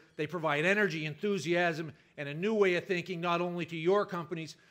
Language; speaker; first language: English; native; English